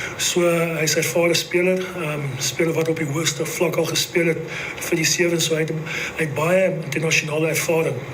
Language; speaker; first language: Afrikaans; native; Afrikaans